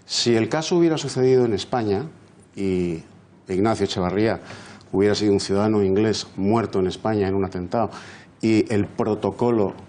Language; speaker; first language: Spanish; native; Spanish